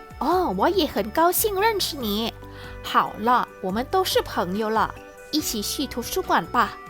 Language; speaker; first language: Chinese; non-native, fluent; Thai